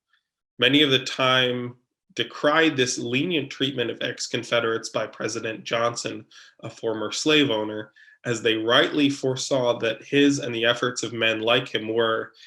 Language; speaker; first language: English; native; English